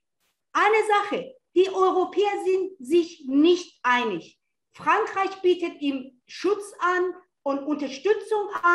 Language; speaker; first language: German; non-native, fluent; Persian